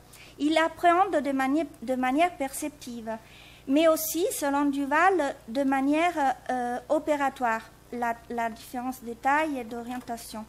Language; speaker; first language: French; native; French